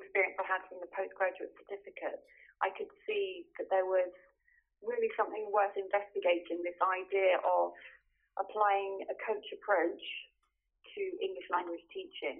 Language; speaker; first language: English; native; English